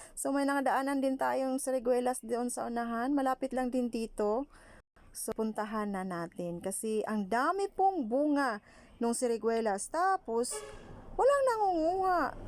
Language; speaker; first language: Filipino; non-native, local second language; Cebuano